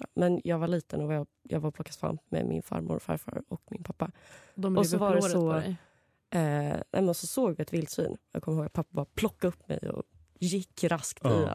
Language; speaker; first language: Swedish; native; Swedish